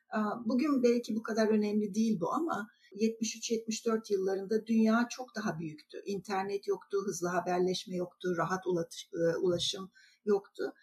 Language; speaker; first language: Turkish; native; Turkish